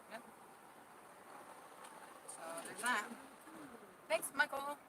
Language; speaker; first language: English; native; English